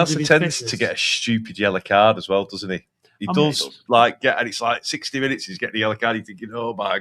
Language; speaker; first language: English; native; English